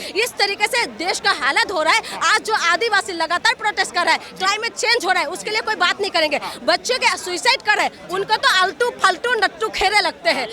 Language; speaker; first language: Hindi; non-native, local second language; Assamese